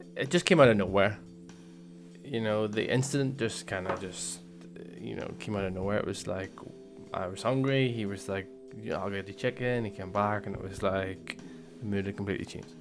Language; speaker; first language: English; native; English